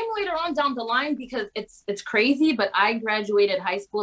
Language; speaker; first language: English; native; English